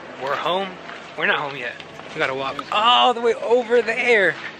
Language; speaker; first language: English; early bilingual, other home language; Spanish